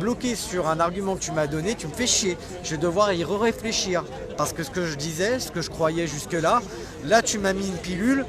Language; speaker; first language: French; native; French